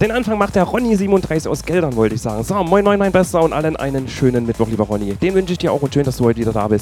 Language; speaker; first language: German; native; German